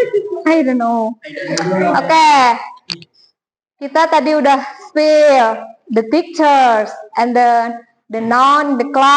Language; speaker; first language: English; non-native, learner; Indonesian